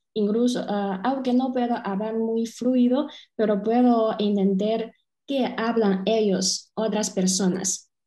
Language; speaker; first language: Spanish; non-native, fluent; Chinese